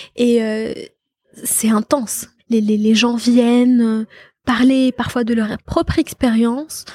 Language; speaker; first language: French; non-native, local second language; Arabic